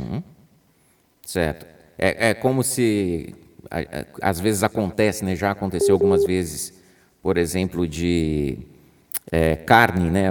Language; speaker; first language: Portuguese; native; Portuguese